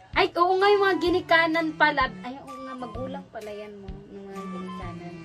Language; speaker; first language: Filipino; native; Filipino